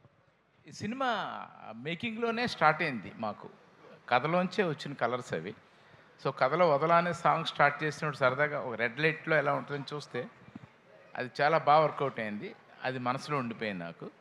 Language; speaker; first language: Telugu; native; Telugu